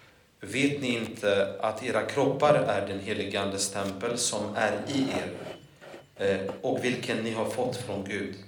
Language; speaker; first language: Swedish; non-native, fluent; Polish